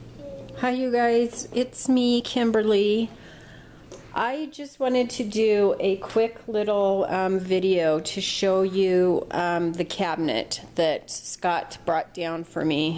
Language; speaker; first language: English; native; English